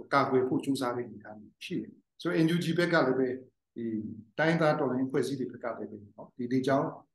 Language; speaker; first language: Burmese; non-native, local second language; Hakha Chin